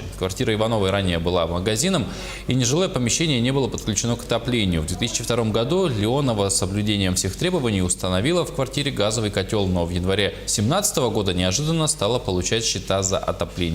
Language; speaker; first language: Russian; native; Russian